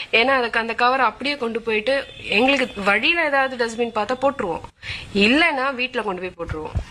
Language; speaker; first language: Tamil; non-native, local second language; Malayalam